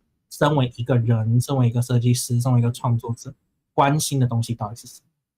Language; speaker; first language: Chinese; native; Chinese